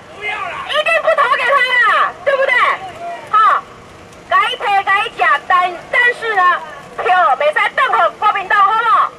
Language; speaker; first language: Chinese; non-native, local second language; Min Nan Chinese